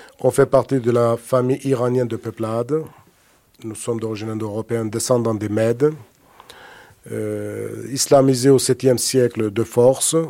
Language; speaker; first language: French; non-native, fluent; Kurdish